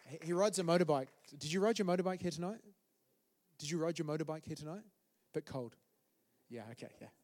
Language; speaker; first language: English; native; English